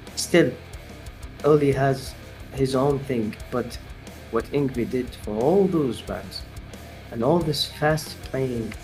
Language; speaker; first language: English; non-native, fluent; Arabic